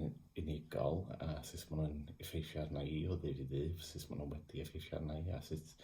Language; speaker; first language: Welsh; non-native, local second language; English